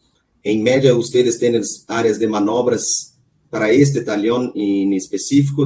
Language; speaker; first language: Spanish; non-native, learner; Portuguese